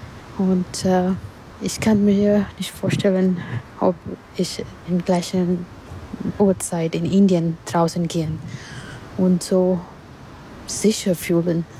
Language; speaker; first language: German; non-native, learner; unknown